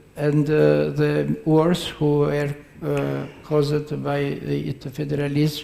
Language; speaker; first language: English; non-native, fluent; Albanian